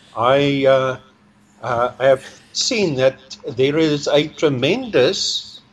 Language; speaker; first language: English; non-native, local second language; Afrikaans